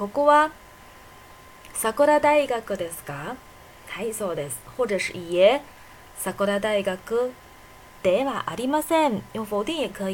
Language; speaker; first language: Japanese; non-native, fluent; Chinese